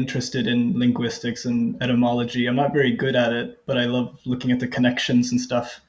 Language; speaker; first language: English; non-native, fluent; Norwegian